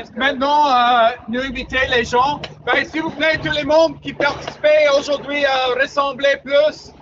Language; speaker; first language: French; non-native, learner; English